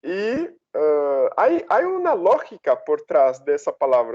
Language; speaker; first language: Spanish; non-native, fluent; Portuguese